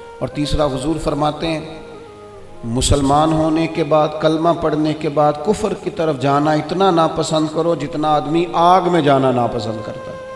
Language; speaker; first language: Urdu; non-native, local second language; Punjabi